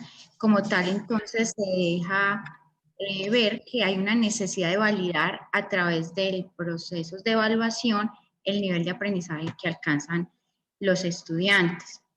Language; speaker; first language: Spanish; native; Spanish